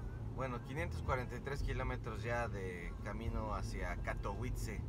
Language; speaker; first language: Spanish; native; Spanish